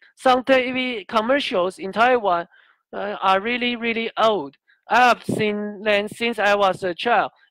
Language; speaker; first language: English; non-native, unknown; Chinese